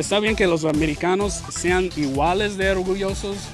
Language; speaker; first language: Spanish; early bilingual, heritage; Spanish